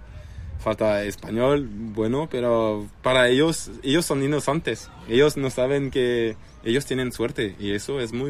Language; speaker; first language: Spanish; non-native, learner; French